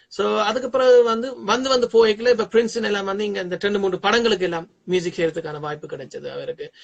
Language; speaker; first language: Tamil; early bilingual, heritage; Tamil